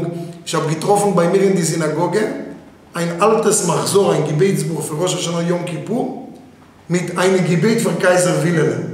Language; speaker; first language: German; non-native, fluent; Hebrew